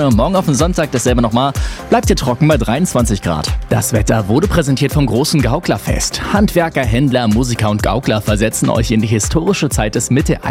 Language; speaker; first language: German; native; German